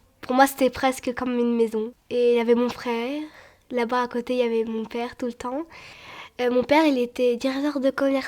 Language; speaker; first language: French; early bilingual, other home language; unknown